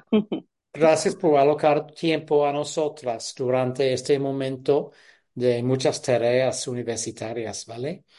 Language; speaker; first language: Spanish; non-native, fluent; English